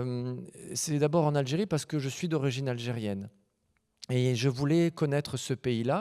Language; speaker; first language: French; native; French